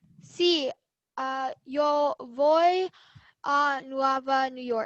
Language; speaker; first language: Spanish; non-native, learner; English